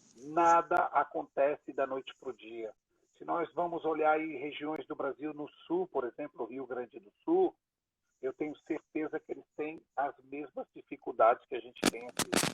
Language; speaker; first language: Portuguese; native; Portuguese